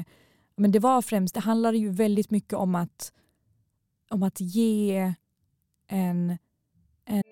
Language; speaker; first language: Swedish; early bilingual, other home language; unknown